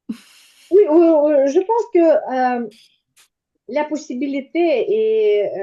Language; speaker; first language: French; non-native, fluent; Ukrainian